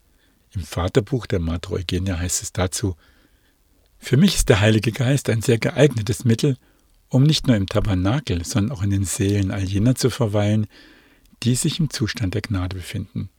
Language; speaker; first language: German; native; German